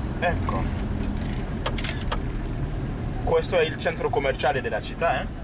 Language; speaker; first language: Italian; non-native, fluent; Haitian Creole